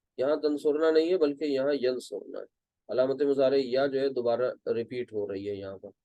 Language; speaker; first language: Urdu; native; Urdu